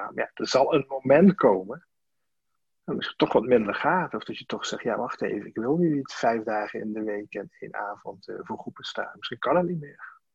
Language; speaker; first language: Dutch; native; Dutch